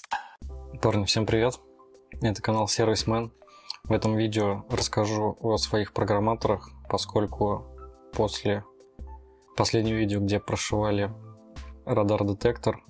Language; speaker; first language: Russian; native; Russian